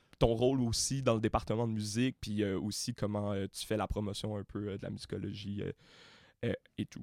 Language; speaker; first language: French; native; French